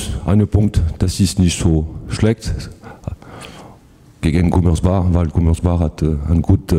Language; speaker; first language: German; non-native, fluent; French